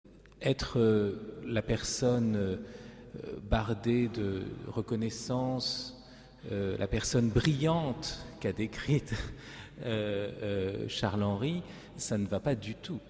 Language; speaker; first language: French; native; French